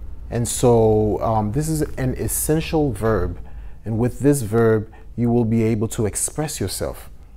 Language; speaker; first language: English; non-native, fluent; Haitian Creole